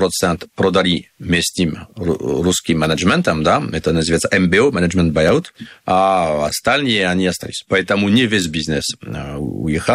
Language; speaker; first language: Russian; non-native, learner; French